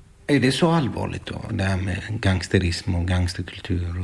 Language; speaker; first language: Swedish; native; Swedish